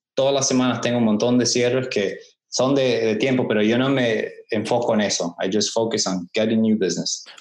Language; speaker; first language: Spanish; early bilingual, heritage; Spanish